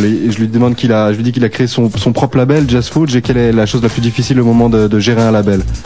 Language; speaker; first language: French; native; French